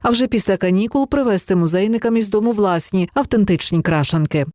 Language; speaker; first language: Ukrainian; native; Ukrainian